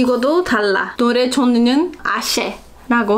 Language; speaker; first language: Korean; non-native, learner; Portuguese